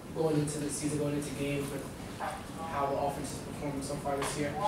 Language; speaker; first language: English; native; English